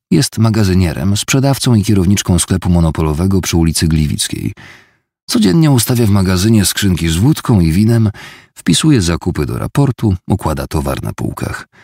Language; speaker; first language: Polish; native; Polish